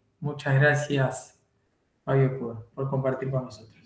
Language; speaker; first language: Spanish; native; Spanish